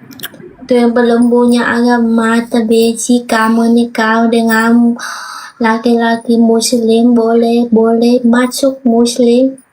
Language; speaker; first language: Indonesian; non-native, learner; Vietnamese